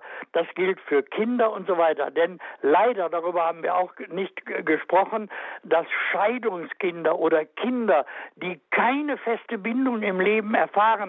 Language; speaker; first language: German; native; German